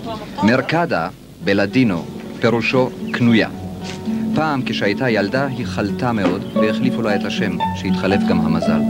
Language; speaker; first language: Hebrew; native; Hebrew